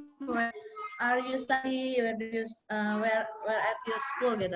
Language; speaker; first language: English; non-native, fluent; Indonesian